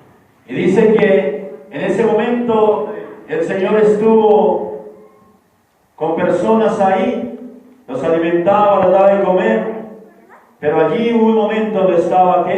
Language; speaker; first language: Spanish; native; Spanish